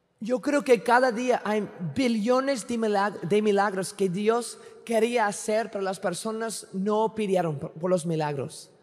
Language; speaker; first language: Spanish; non-native, fluent; English